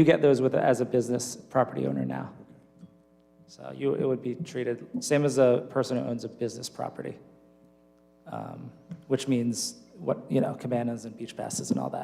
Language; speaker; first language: English; native; English